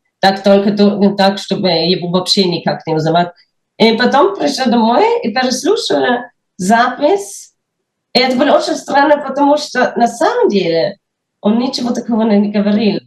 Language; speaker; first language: Russian; non-native, fluent; German